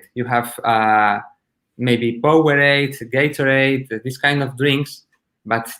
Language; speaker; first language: English; non-native, learner; Spanish